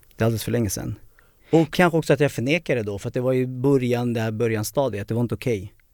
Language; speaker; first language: Swedish; early bilingual, other home language; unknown